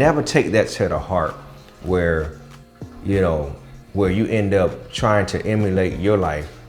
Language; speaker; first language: English; native; English